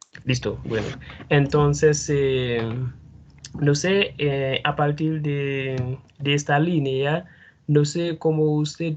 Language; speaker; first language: Spanish; non-native, fluent; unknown